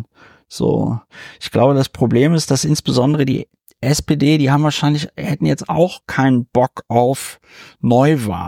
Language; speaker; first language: German; native; German